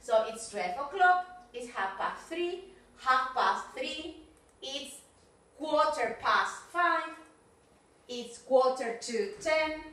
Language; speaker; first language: English; non-native, fluent; Spanish